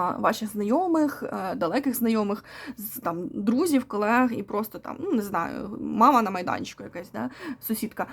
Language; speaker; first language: Ukrainian; non-native, local second language; Russian